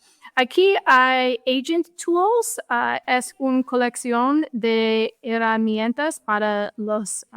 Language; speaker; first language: Spanish; non-native, fluent; English